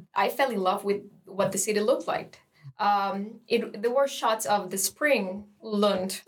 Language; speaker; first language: English; non-native, fluent; Spanish